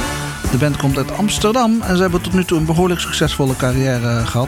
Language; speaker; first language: Dutch; native; Dutch